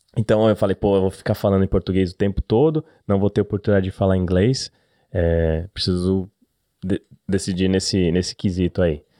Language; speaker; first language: Portuguese; native; Portuguese